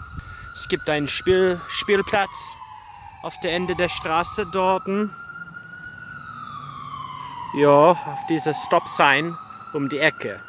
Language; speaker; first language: German; non-native, fluent; English